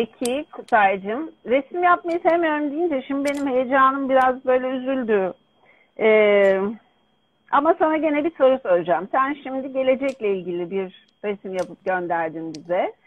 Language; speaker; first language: Turkish; native; Turkish